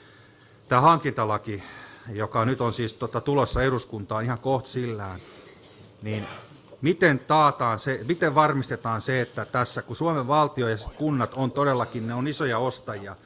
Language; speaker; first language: Finnish; native; Finnish